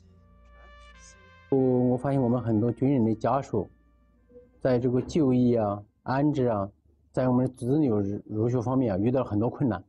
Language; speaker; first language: Chinese; native; Chinese